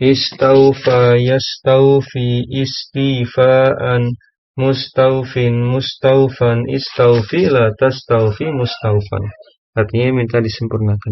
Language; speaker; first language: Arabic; non-native, fluent; Indonesian